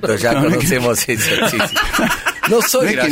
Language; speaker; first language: Spanish; native; Spanish